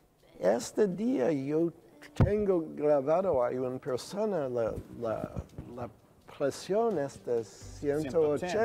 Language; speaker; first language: Spanish; non-native, learner; English